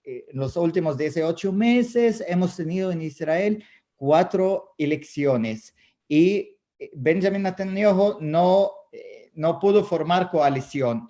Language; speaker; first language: Spanish; non-native, fluent; Arabic